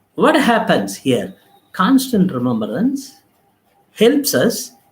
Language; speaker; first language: English; non-native, local second language; Telugu